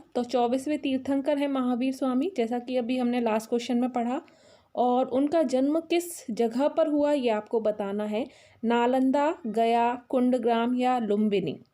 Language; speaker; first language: Hindi; native; Hindi